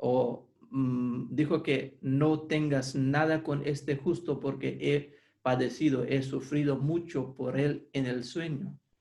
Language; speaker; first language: Spanish; non-native, fluent; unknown